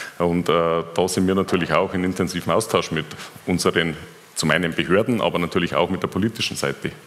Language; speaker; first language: German; native; German